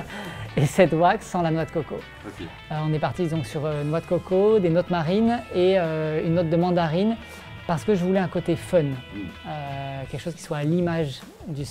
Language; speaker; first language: French; native; French